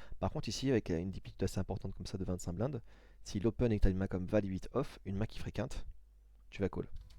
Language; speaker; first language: French; native; French